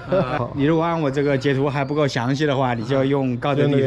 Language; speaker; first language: Chinese; native; Chinese